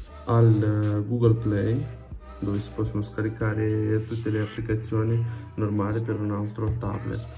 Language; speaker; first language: Italian; non-native, fluent; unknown